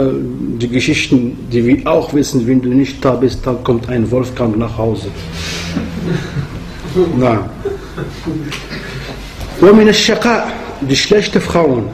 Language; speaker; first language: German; non-native, fluent; Arabic